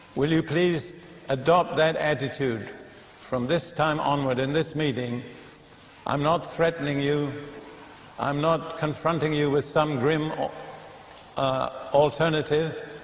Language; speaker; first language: English; native; English